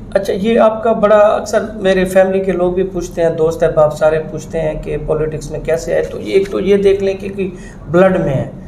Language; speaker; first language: Urdu; non-native, local second language; Saraiki